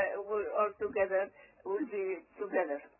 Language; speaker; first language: English; early bilingual, other home language; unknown